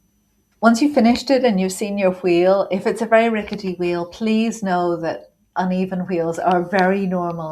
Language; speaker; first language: English; native; English